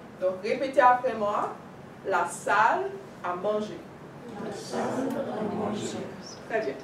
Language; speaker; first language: French; non-native, fluent; English